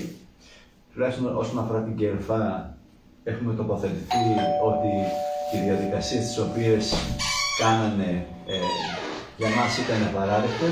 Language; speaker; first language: Greek; native; Greek